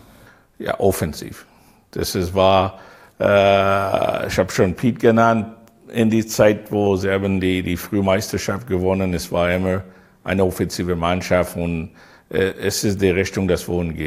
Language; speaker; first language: German; non-native, learner; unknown